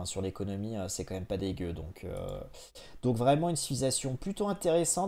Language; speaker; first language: French; native; French